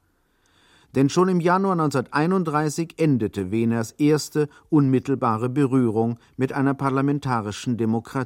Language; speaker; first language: German; native; German